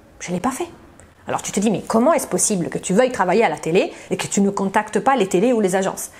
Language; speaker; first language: French; non-native, fluent; Italian